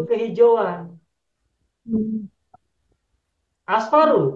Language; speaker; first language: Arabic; non-native, fluent; Indonesian